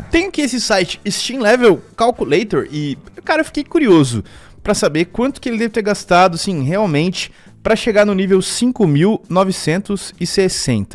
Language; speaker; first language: Portuguese; native; Portuguese